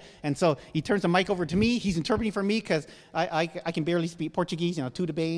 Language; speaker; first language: English; native; English